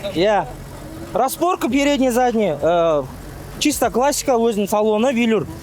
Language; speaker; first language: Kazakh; native; Kazakh